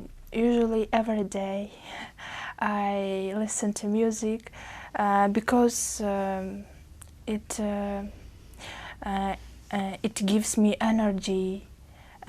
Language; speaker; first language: English; non-native, learner; Uzbek